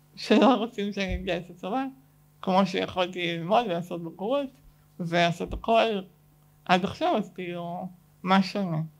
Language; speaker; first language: Hebrew; native; Hebrew